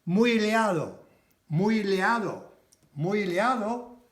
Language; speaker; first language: Spanish; non-native, fluent; English